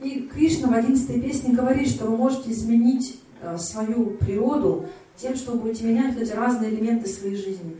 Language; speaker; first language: Russian; native; Russian